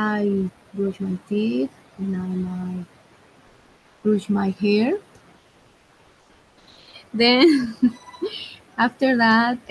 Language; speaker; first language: English; non-native, learner; Spanish